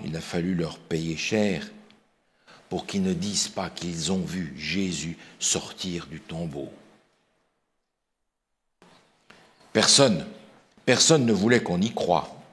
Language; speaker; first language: French; native; French